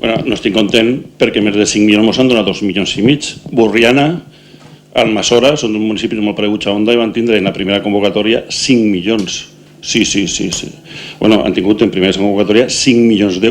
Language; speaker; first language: Catalan; native; Catalan